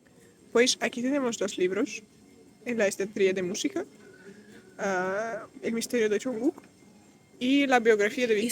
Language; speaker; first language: Spanish; non-native, fluent; Russian